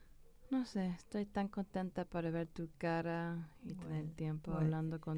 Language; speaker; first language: Spanish; early bilingual, heritage; English